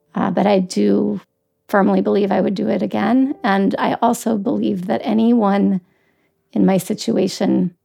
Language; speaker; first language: English; native; English